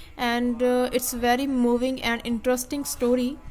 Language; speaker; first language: English; non-native, local second language; Punjabi